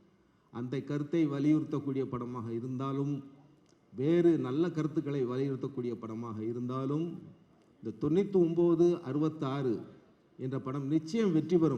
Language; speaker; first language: Tamil; native; Tamil